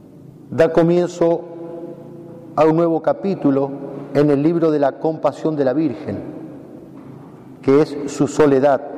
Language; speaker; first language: Spanish; native; Spanish